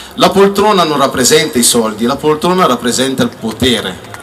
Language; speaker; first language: Italian; native; Italian